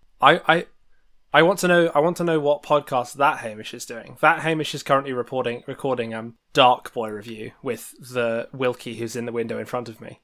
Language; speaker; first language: English; native; English